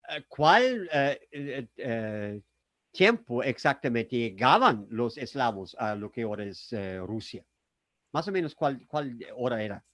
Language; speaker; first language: Spanish; non-native, fluent; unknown